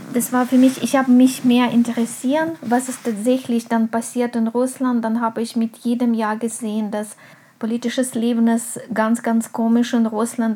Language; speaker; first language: German; non-native, fluent; Russian